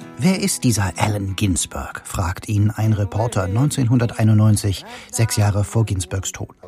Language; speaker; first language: German; native; German